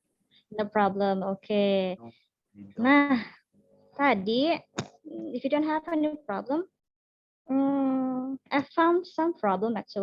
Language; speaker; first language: English; non-native, learner; Indonesian